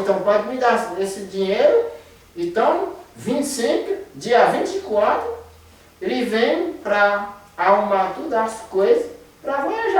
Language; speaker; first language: Portuguese; non-native, fluent; Haitian Creole